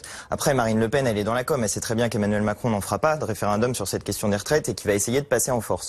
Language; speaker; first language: French; native; French